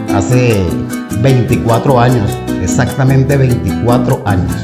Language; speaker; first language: Spanish; native; Spanish